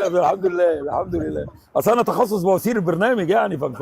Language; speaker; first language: Arabic; native; Arabic